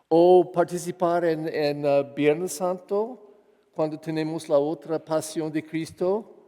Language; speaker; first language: Spanish; non-native, fluent; English